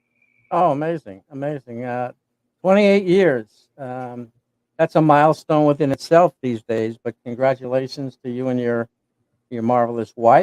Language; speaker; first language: English; native; English